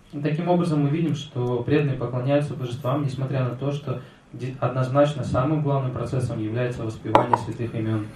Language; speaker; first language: Russian; native; Russian